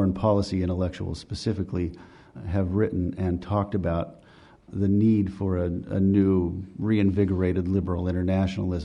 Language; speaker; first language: English; native; English